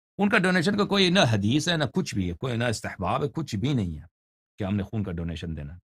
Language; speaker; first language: Urdu; non-native, fluent; Persian